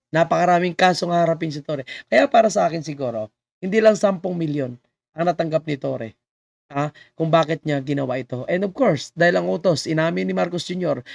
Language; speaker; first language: Filipino; native; Filipino